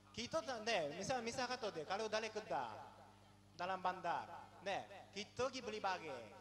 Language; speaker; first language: Malay; non-native, fluent; Japanese